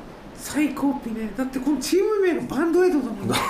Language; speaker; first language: Japanese; native; Japanese